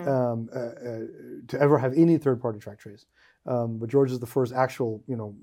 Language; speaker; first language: English; native; English